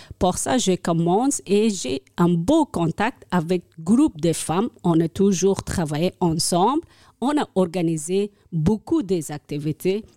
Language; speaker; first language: French; non-native, learner; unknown